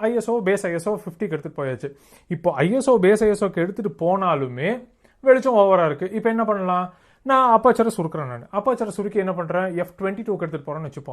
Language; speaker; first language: Tamil; native; Tamil